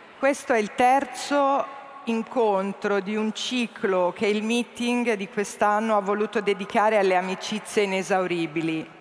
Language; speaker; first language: Italian; native; Italian